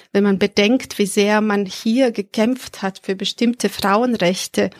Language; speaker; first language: German; early bilingual, other home language; Serbian